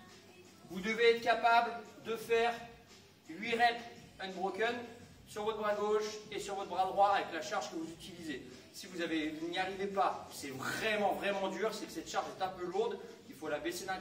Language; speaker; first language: French; native; French